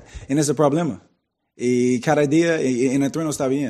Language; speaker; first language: Spanish; non-native, learner; English